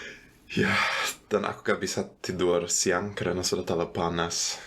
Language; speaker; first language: Indonesian; non-native, fluent; German